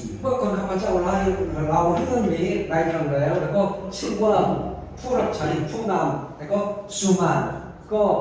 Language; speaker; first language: Thai; non-native, fluent; Korean